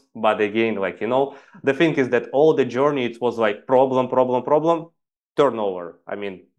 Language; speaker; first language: English; non-native, fluent; Ukrainian